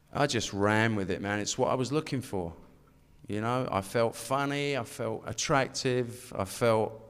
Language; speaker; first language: English; native; English